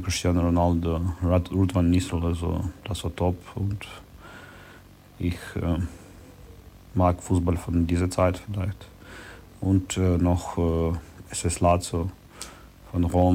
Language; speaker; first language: German; non-native, learner; Ukrainian